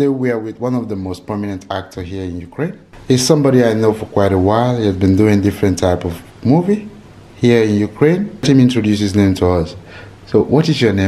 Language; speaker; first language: English; non-native, fluent; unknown